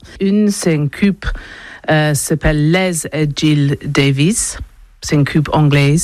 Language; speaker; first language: French; non-native, learner; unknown